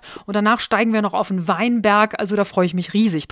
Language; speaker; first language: German; native; German